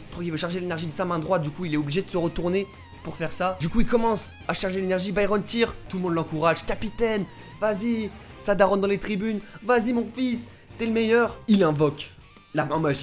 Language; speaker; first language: French; native; French